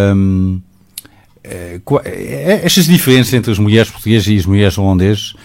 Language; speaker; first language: Portuguese; non-native, fluent; Dutch